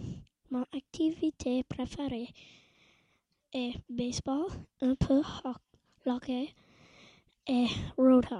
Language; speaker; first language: French; non-native, learner; English